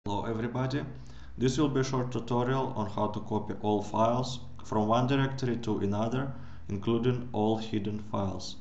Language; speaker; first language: English; non-native, fluent; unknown